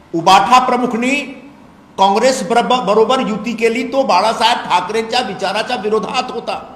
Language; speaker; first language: Marathi; non-native, local second language; Hindi